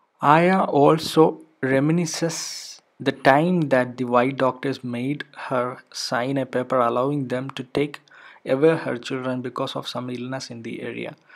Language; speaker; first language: English; non-native, local second language; Malayalam